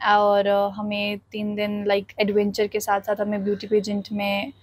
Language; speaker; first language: Hindi; native; Hindi